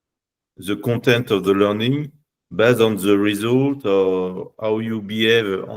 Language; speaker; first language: English; non-native, learner; French